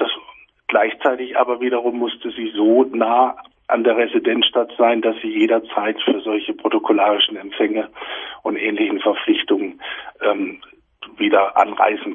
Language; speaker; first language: German; native; German